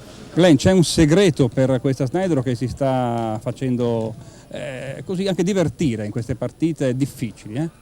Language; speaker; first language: Italian; native; Italian